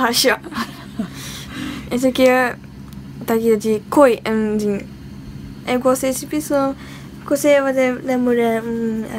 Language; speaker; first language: Portuguese; early bilingual, heritage; Portuguese